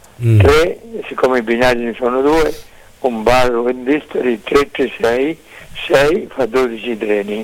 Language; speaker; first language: Italian; native; Italian